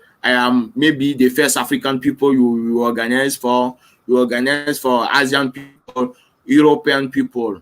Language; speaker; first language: English; non-native, local second language; French